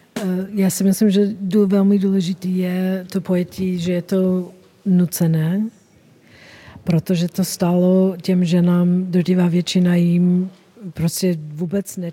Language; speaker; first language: Czech; non-native, fluent; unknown